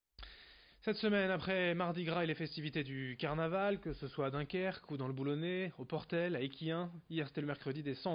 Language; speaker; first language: French; native; French